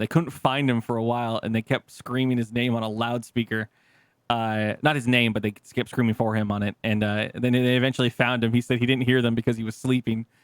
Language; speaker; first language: English; native; English